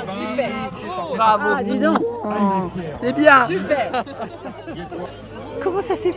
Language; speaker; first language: French; native; French